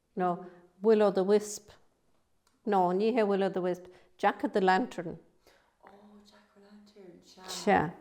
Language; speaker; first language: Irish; native; Irish